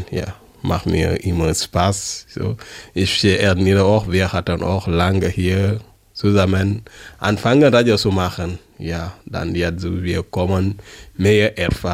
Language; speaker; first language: German; non-native, learner; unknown